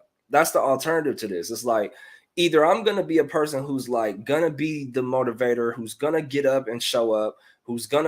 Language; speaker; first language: English; native; English